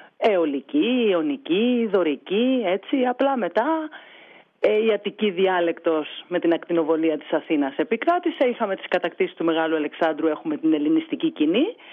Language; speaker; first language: Greek; native; Greek